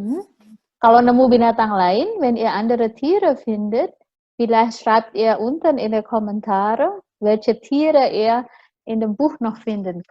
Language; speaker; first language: German; non-native, fluent; Indonesian